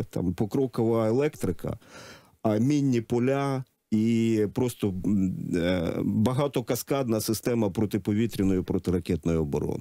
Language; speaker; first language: Ukrainian; native; Ukrainian